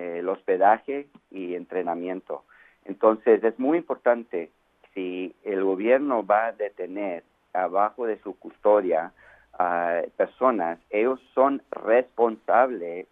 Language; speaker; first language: Spanish; early bilingual, other home language; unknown